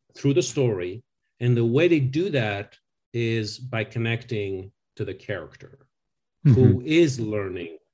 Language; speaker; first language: English; non-native, fluent; French